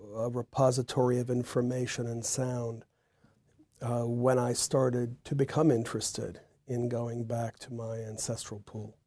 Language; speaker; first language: English; native; English